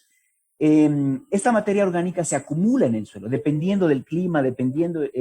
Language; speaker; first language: Spanish; native; Spanish